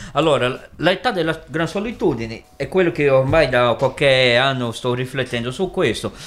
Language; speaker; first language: Italian; non-native, fluent; Portuguese